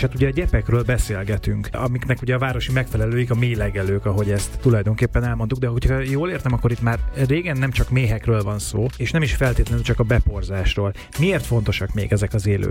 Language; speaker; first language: Hungarian; native; Hungarian